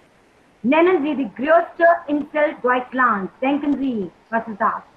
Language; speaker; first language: German; non-native, learner; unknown